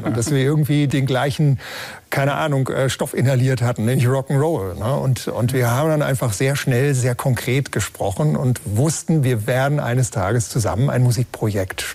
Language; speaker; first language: German; native; German